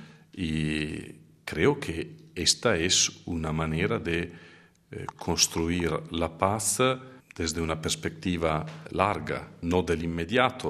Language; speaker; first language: Spanish; non-native, fluent; Italian